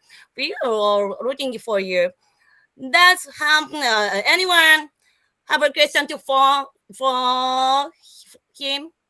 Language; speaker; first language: English; non-native, learner; Japanese